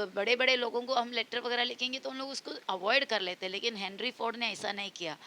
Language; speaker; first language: Hindi; non-native, local second language; Marathi